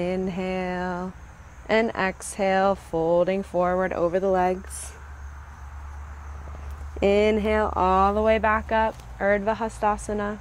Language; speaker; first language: English; native; English